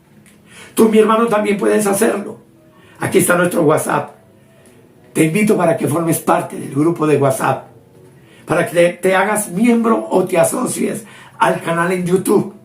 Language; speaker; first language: Spanish; native; Spanish